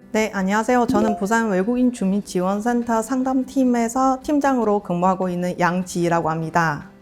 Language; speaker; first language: Korean; non-native, fluent; Chinese